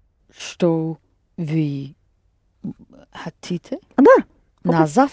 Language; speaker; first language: Russian; non-native, learner; English